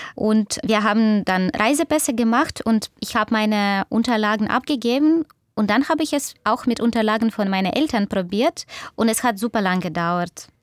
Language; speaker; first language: German; non-native, fluent; Russian